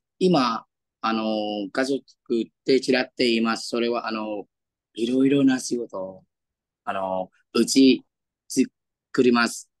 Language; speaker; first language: Japanese; non-native, learner; Vietnamese